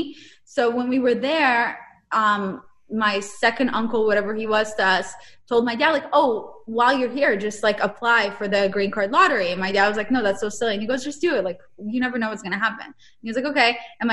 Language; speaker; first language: English; non-native, fluent; Hebrew